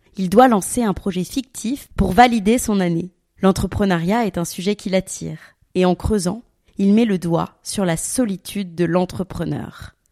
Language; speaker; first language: French; native; French